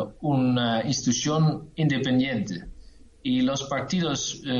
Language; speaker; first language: Spanish; non-native, learner; Dutch